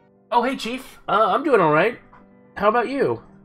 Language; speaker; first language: English; native; English